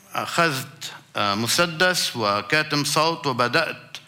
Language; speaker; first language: Arabic; native; Arabic